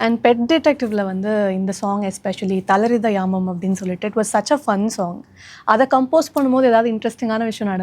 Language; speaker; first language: Tamil; native; Tamil